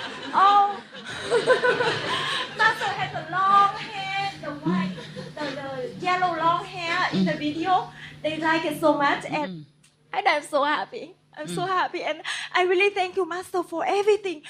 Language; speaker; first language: English; non-native, learner; Vietnamese